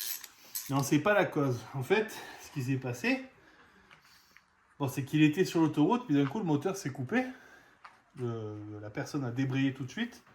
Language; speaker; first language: French; native; French